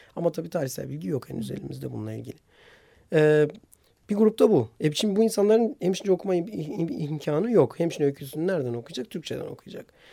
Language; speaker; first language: Turkish; non-native, local second language; Armenian